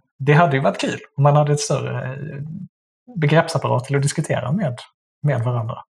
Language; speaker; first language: Swedish; native; Swedish